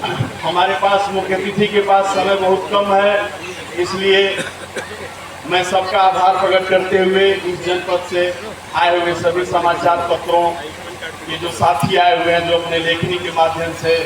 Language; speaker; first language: Hindi; native; Hindi